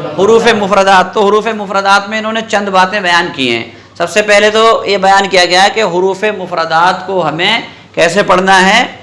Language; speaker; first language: Urdu; native; Urdu